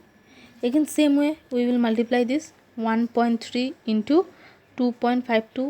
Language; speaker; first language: English; non-native, local second language; Assamese